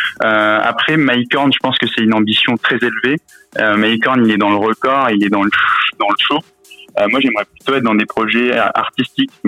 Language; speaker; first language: French; native; French